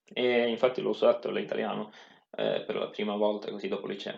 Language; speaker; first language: Italian; non-native, fluent; Swedish